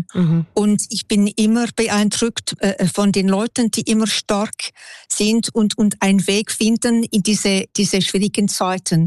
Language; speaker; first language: German; non-native, local second language; French